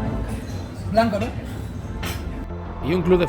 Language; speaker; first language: Spanish; native; Spanish